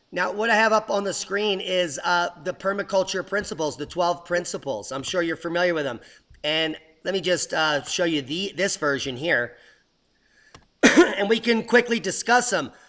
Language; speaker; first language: English; native; English